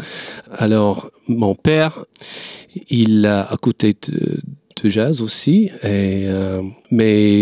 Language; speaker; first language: French; non-native, learner; English